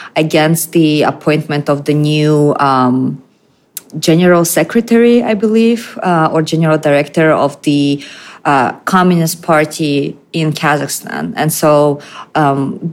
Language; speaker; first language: English; non-native, fluent; Russian